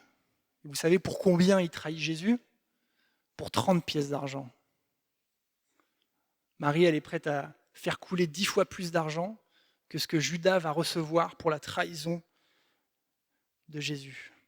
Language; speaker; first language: French; native; French